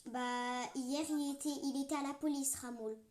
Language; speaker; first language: French; native; French